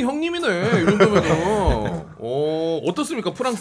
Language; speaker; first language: Korean; native; Korean